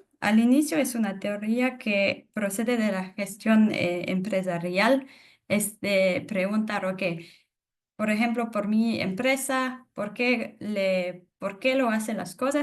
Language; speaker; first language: Spanish; non-native, fluent; French